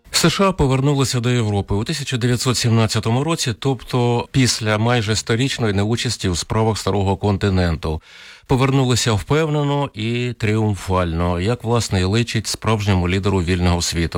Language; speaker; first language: Ukrainian; native; Ukrainian